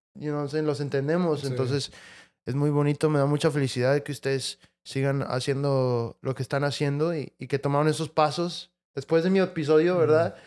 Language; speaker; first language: Spanish; early bilingual, heritage; Spanish